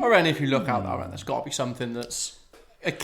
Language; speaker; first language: English; native; English